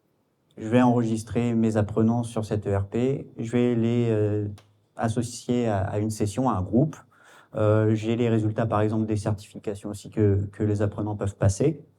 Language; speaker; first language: French; native; French